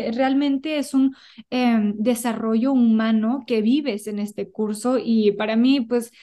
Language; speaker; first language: Spanish; early bilingual, heritage; Spanish